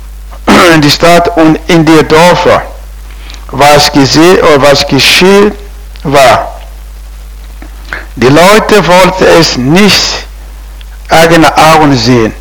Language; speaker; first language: German; non-native, fluent; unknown